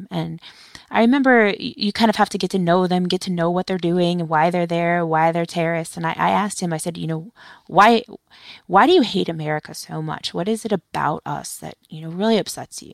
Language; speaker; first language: English; native; English